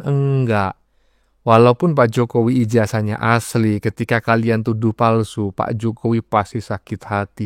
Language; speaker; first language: Indonesian; native; Indonesian